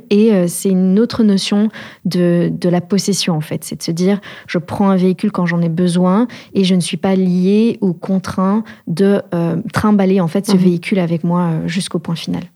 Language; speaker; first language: French; native; French